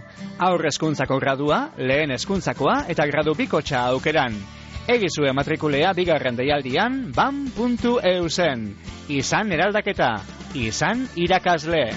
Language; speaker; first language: Basque; native; Basque